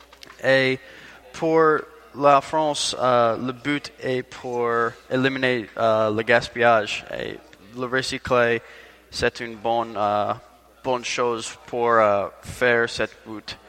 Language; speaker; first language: French; non-native, learner; English